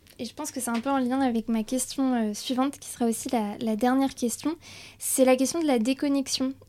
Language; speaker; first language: French; native; French